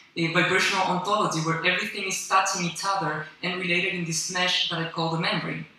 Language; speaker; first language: English; non-native, fluent; Spanish